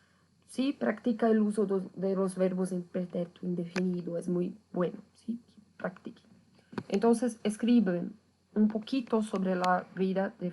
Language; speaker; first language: Spanish; non-native, fluent; Portuguese